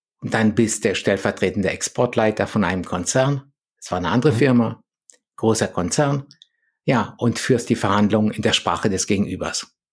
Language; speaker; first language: German; early bilingual, other home language; Polish